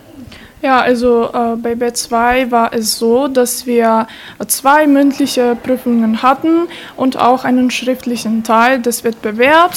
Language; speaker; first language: German; non-native, fluent; Macedonian